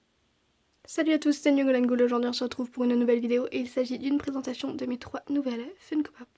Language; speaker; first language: French; native; French